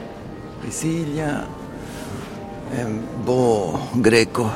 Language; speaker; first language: French; non-native, fluent; Spanish